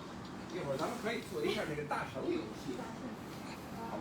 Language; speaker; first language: Chinese; native; Chinese